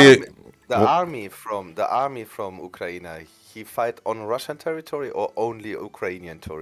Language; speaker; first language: English; non-native, fluent; German